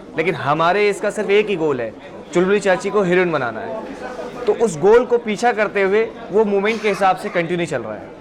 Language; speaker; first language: Hindi; native; Hindi